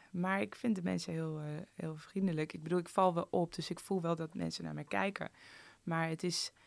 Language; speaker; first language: Dutch; early bilingual, other home language; Persian